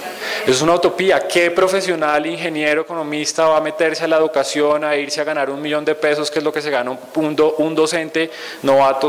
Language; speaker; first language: Spanish; native; Spanish